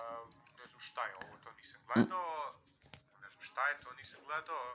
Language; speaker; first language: Bosnian; native; Bosnian